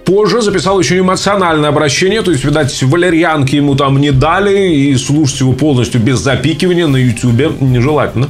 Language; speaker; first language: Russian; native; Russian